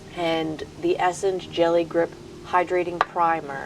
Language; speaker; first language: English; native; English